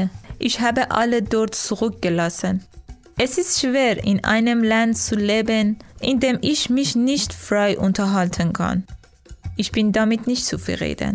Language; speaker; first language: German; non-native, learner; Persian